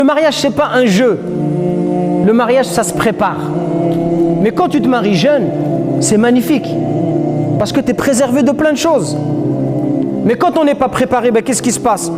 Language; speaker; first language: French; native; French